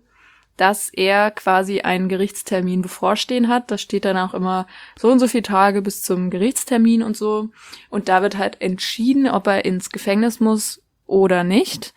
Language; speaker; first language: German; native; German